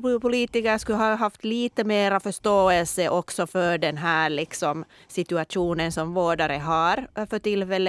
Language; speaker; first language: Swedish; non-native, local second language; Finnish